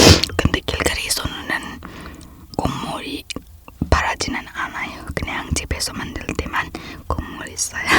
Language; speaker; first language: Korean; non-native, fluent; Hindi